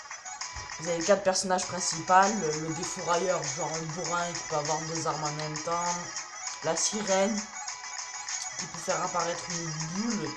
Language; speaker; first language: French; native; French